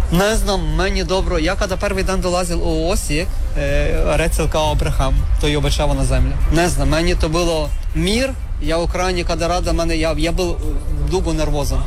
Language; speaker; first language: Serbian; non-native, learner; Ukrainian